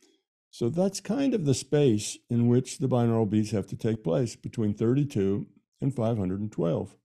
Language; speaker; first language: English; native; English